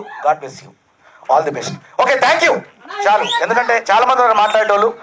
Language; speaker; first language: Telugu; native; Telugu